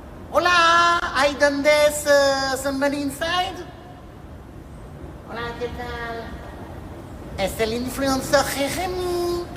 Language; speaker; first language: Spanish; non-native, learner; French